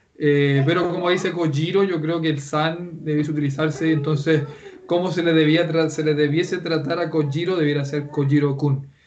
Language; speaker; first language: Spanish; native; Spanish